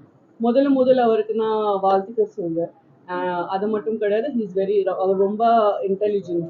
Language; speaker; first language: Tamil; non-native, learner; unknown